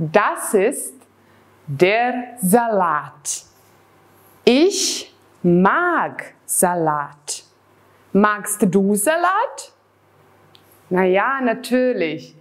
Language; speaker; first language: German; non-native, fluent; Serbian